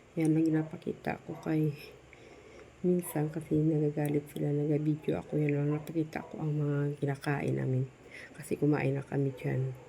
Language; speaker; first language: Filipino; non-native, local second language; Hiligaynon